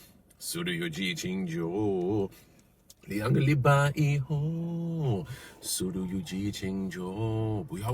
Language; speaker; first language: Chinese; non-native, learner; English